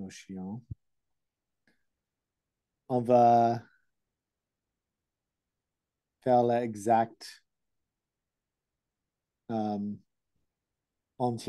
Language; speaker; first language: French; non-native, learner; English